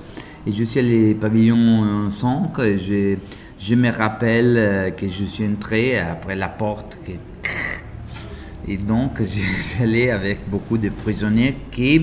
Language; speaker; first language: French; non-native, learner; Italian